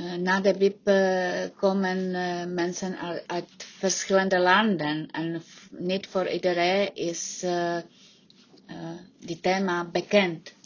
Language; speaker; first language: Dutch; non-native, learner; Czech